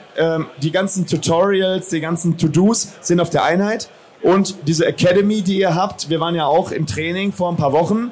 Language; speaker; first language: German; native; German